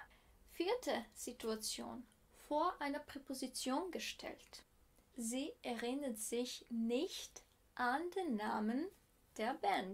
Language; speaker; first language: German; non-native, fluent; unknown